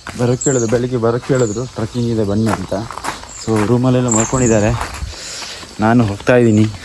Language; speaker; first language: Kannada; non-native, local second language; Tulu